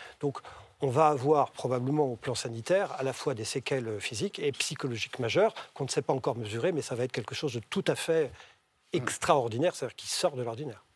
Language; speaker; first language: French; native; French